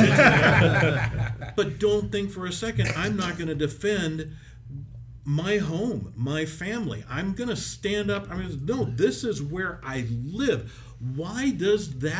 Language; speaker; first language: English; native; English